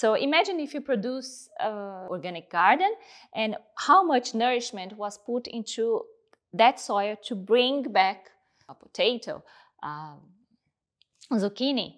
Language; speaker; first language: English; non-native, fluent; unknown